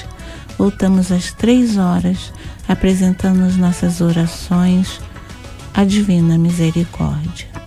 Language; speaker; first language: Portuguese; native; Portuguese